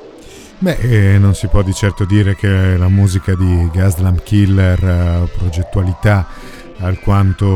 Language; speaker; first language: Italian; native; Italian